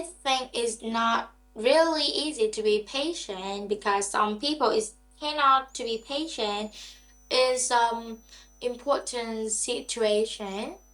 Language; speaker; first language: English; non-native, learner; Vietnamese